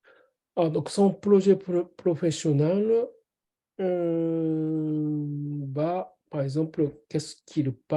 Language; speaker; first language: French; non-native, learner; Japanese